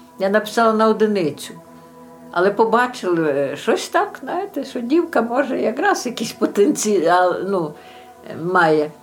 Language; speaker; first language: Ukrainian; native; Ukrainian